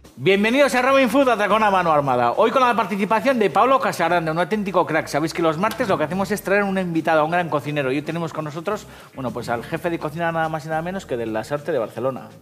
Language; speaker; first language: Spanish; native; Spanish